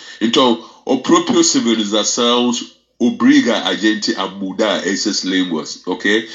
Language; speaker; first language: Portuguese; non-native, fluent; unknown